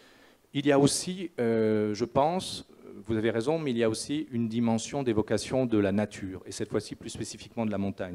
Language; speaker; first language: French; native; French